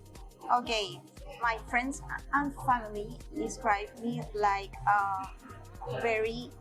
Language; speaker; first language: English; non-native, learner; Spanish